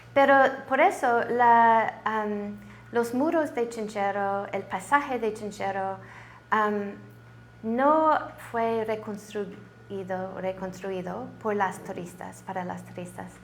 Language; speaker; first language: Spanish; non-native, learner; English